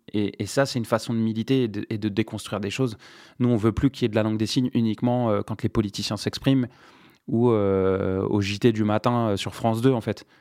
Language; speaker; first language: French; non-native, local second language; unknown